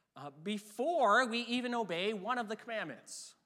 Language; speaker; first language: English; native; English